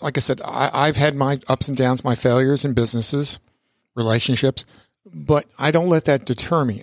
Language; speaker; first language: English; early bilingual, other home language; Italian